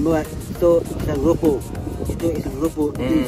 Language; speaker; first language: Filipino; non-native, local second language; Cebuano